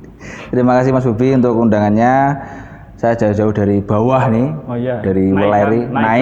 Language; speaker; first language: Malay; non-native, local second language; Javanese